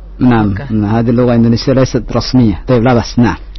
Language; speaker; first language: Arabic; non-native, fluent; Indonesian